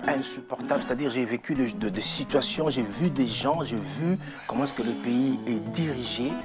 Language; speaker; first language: French; non-native, local second language; Lingala